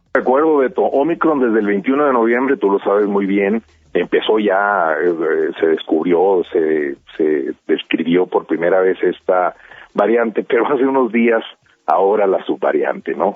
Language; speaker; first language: Spanish; native; Spanish